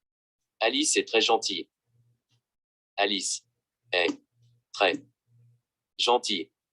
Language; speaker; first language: French; non-native, learner; Vietnamese